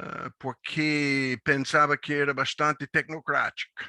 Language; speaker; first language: Portuguese; non-native, fluent; English